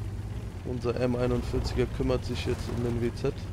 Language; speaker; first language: German; native; German